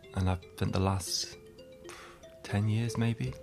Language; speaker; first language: English; native; English